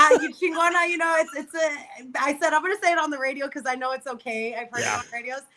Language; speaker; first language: English; native; English